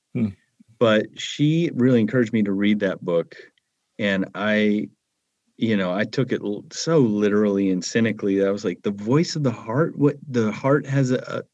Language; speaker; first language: English; native; English